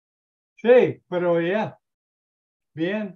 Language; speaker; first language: Spanish; non-native, learner; English